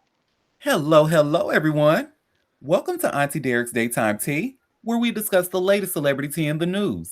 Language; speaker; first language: English; native; English